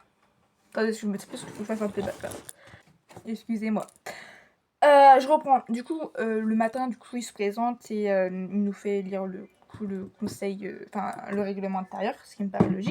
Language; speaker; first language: French; native; French